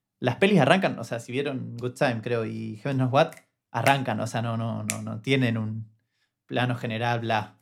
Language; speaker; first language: Spanish; native; Spanish